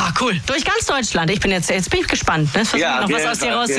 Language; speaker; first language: German; native; German